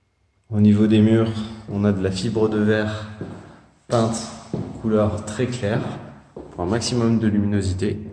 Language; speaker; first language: French; native; French